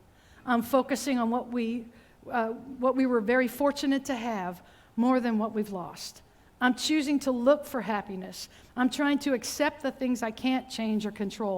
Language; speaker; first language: English; native; English